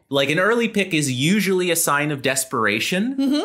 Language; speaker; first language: English; native; English